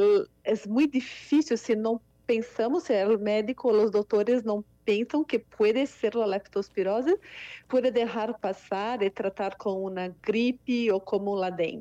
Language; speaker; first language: Spanish; non-native, fluent; Portuguese